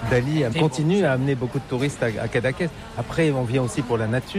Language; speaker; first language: French; native; French